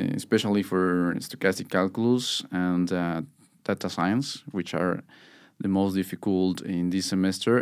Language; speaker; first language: English; non-native, fluent; Spanish